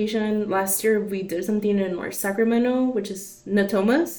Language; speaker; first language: English; early bilingual, other home language; Spanish